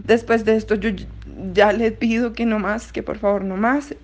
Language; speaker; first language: Spanish; native; Spanish